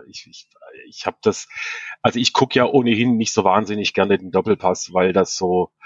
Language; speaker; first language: German; native; German